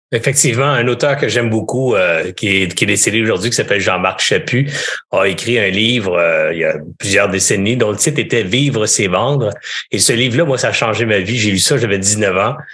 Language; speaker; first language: French; native; French